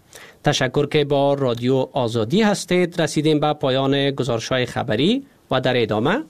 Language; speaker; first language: Persian; native; Persian